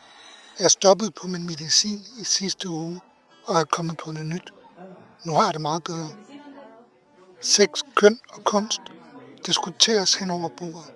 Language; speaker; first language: Danish; native; Danish